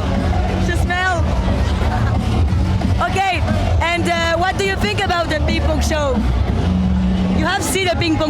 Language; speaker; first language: English; non-native, learner; French